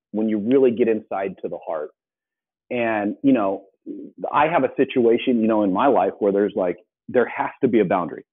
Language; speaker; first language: English; native; English